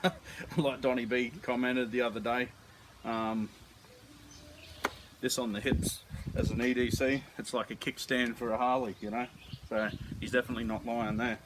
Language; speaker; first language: English; native; English